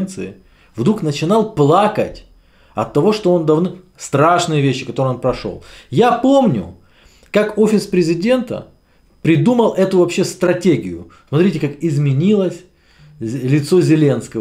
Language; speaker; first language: Russian; native; Russian